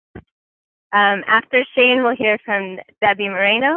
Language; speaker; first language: English; native; English